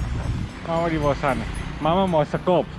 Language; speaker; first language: Indonesian; native; Indonesian